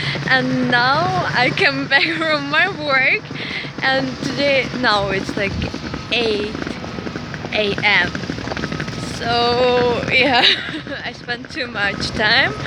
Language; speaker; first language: English; non-native, learner; Russian